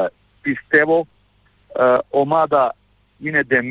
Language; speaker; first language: Greek; non-native, fluent; Serbian